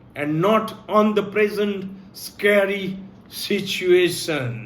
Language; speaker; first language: English; non-native, local second language; Gujarati